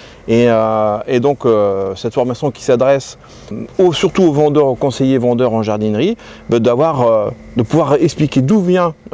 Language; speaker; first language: French; native; French